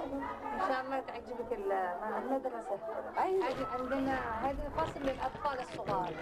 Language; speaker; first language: Arabic; native; Arabic